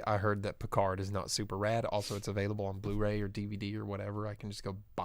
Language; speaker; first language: English; native; English